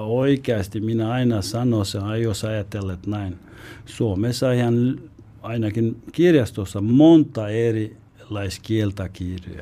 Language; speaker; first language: Finnish; non-native, learner; Albanian